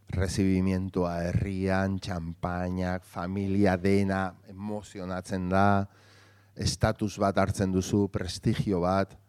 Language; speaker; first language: Basque; non-native, local second language; Spanish